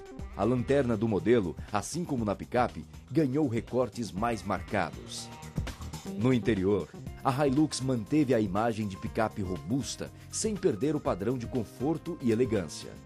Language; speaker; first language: Portuguese; native; Portuguese